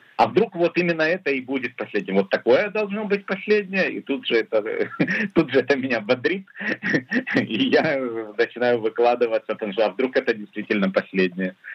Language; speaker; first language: Russian; native; Russian